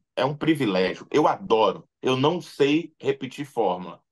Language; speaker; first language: Portuguese; native; Portuguese